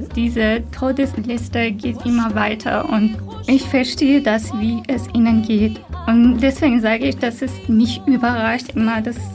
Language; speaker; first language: German; non-native, fluent; Persian